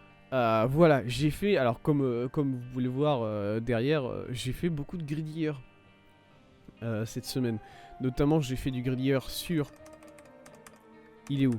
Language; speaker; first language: French; native; French